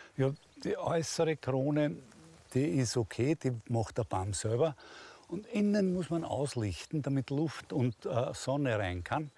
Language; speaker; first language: German; non-native, local second language; Croatian